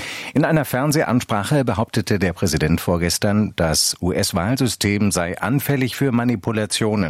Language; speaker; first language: German; native; German